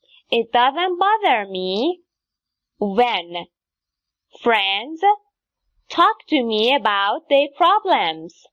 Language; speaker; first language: English; non-native, fluent; Persian